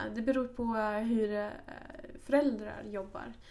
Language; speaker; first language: Swedish; non-native, fluent; Russian